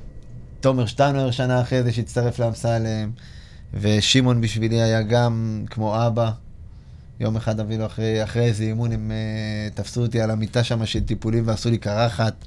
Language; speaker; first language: Hebrew; native; Hebrew